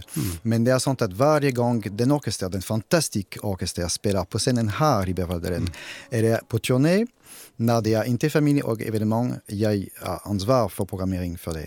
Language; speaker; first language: Swedish; non-native, fluent; French